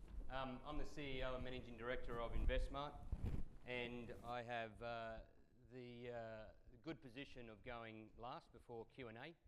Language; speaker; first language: English; native; English